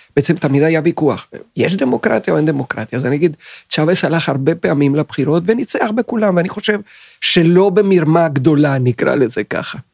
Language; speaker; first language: Hebrew; non-native, fluent; Spanish